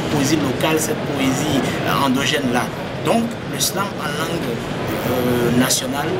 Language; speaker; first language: French; non-native, local second language; Fon